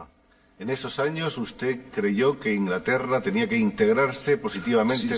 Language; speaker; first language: Spanish; native; Spanish